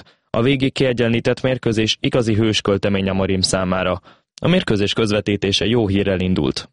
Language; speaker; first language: Hungarian; native; Hungarian